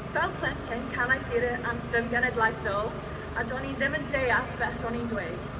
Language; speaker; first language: Welsh; non-native, local second language; English